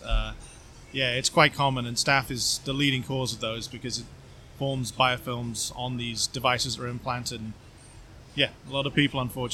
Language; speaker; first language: English; native; English